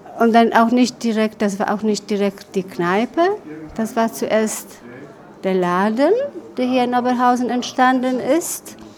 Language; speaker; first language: German; non-native, fluent; Polish